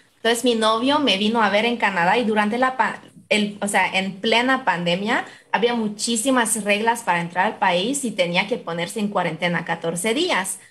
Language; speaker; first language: Spanish; non-native, fluent; French